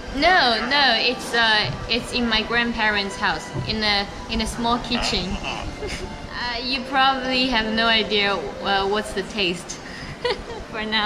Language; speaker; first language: English; non-native, fluent; Chinese